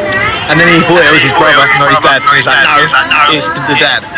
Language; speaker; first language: English; native; English